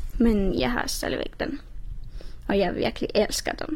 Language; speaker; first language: Danish; non-native, learner; Persian